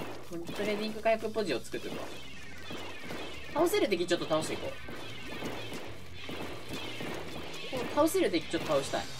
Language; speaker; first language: Japanese; native; Japanese